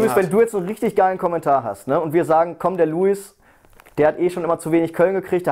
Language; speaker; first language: German; native; German